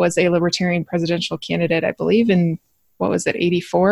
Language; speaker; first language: English; native; English